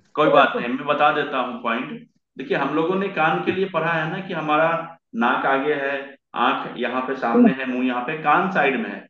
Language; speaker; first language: Hindi; native; Hindi